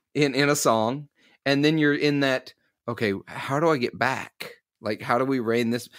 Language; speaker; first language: English; native; English